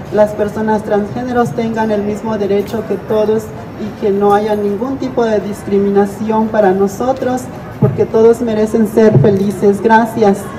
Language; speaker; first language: English; non-native, fluent; Spanish